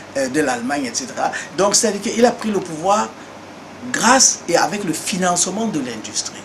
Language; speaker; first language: French; non-native, local second language; Duala